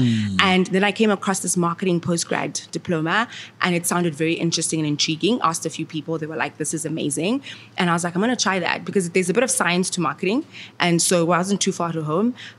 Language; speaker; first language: English; non-native, local second language; Shona